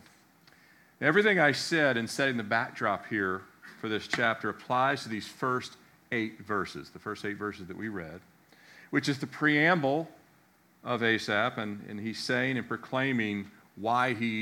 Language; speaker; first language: English; native; English